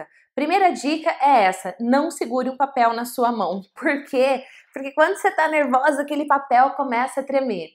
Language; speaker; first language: Portuguese; native; Portuguese